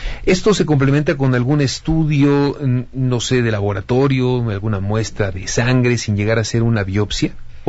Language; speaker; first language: Spanish; native; Spanish